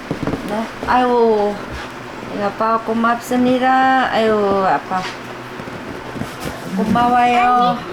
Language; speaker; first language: Korean; non-native, learner; Vietnamese